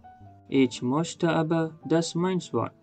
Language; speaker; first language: German; non-native, learner; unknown